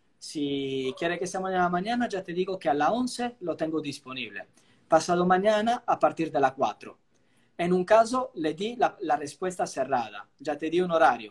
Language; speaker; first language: Spanish; non-native, fluent; Italian